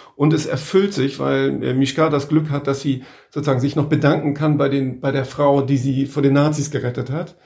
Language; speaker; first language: German; native; German